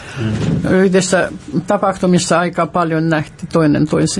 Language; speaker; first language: Finnish; non-native, fluent; Russian